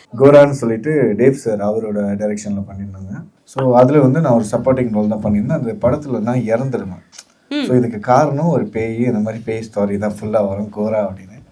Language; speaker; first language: Tamil; native; Tamil